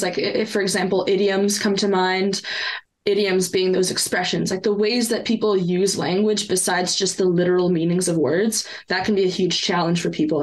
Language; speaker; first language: English; non-native, local second language; French